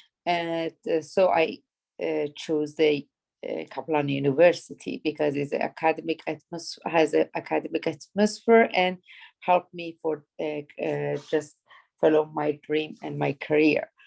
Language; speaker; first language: English; non-native, learner; Persian